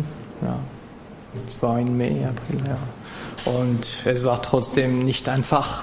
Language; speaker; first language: German; non-native, fluent; French